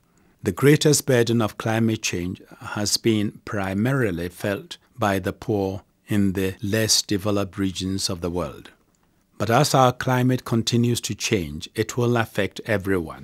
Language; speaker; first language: English; non-native, local second language; Akan